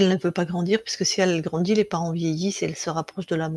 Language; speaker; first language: French; native; French